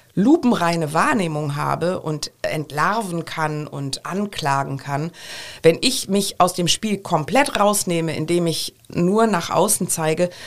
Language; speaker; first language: German; native; German